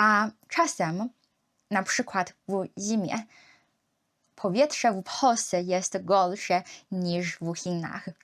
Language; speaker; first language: Polish; non-native, learner; Chinese